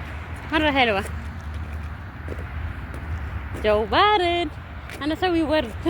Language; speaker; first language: Arabic; non-native, learner; Amharic